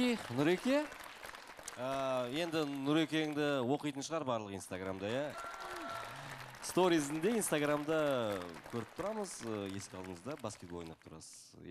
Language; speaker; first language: Kazakh; native; Kazakh